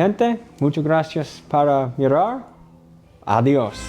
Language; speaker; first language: Spanish; non-native, learner; English